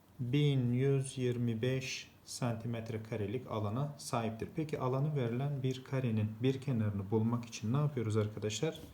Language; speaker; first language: Turkish; native; Turkish